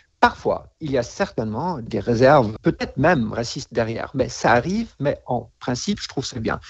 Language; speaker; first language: French; non-native, fluent; German